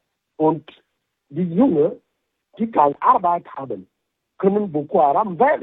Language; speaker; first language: German; non-native, fluent; French